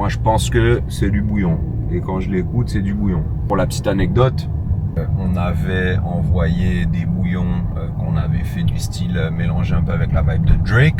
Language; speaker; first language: French; native; French